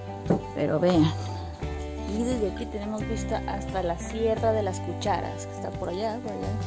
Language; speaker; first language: Spanish; native; Spanish